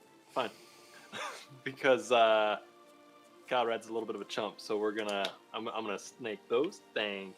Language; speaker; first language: English; native; English